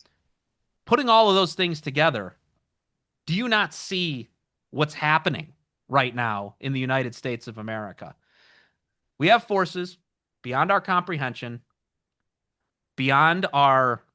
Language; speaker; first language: English; native; English